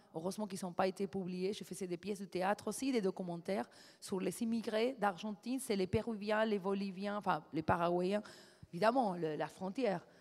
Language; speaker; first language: French; non-native, fluent; Spanish